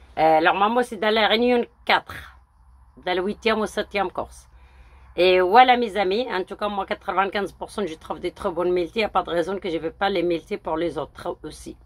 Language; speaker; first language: French; early bilingual, other home language; Arabic